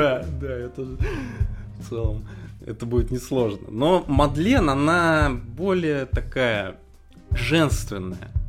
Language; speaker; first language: Russian; native; Russian